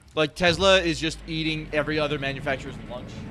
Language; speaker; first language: English; native; English